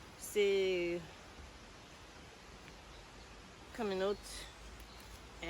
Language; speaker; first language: French; non-native, learner; English